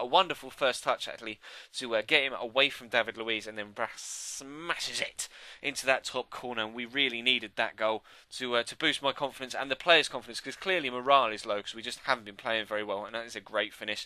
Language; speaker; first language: English; native; English